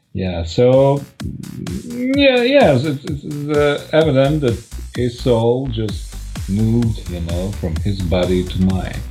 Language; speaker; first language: English; non-native, fluent; Croatian